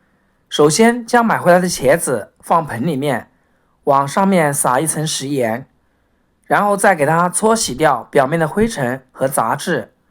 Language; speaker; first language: Chinese; native; Chinese